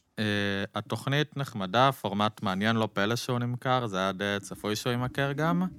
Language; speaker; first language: Hebrew; native; Hebrew